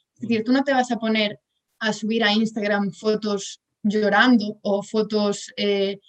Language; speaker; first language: Spanish; native; Spanish